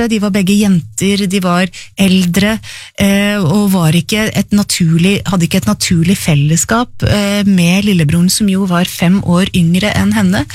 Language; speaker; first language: Norwegian; native; Norwegian